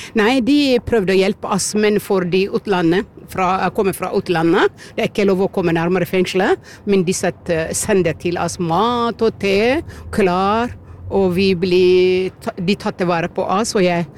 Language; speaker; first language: Norwegian; non-native, learner; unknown